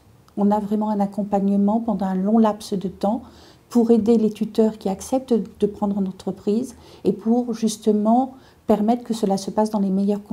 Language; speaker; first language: French; native; French